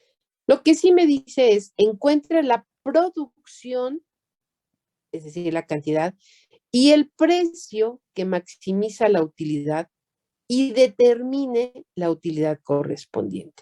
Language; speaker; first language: Spanish; native; Spanish